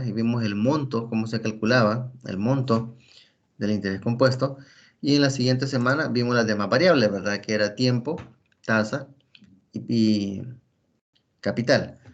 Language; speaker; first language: Spanish; native; Spanish